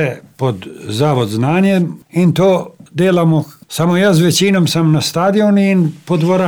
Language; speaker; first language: Slovenian; non-native, fluent; Albanian